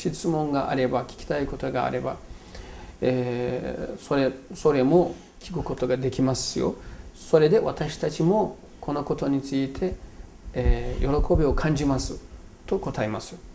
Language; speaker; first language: Japanese; non-native, fluent; Turkish